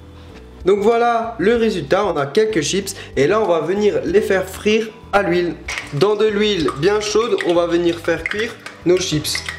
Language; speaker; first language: French; native; French